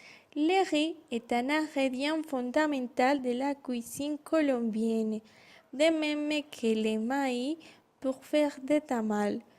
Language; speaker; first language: French; non-native, fluent; Spanish